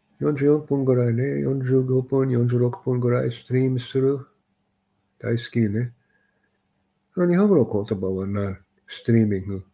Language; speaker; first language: Japanese; non-native, learner; English